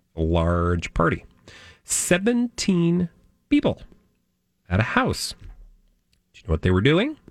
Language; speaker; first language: English; native; English